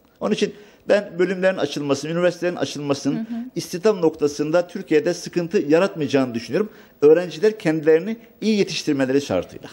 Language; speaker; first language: Turkish; native; Turkish